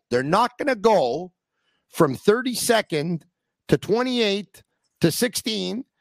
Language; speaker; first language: English; native; English